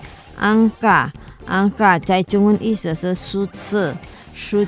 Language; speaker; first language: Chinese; non-native, learner; Indonesian